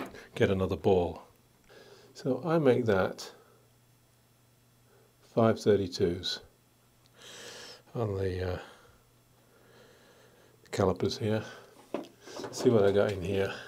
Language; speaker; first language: English; native; English